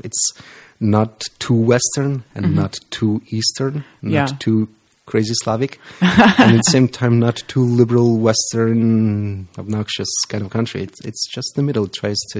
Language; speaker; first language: English; non-native, fluent; Romanian